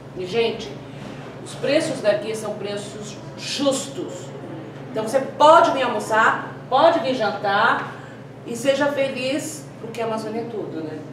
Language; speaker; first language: Portuguese; native; Portuguese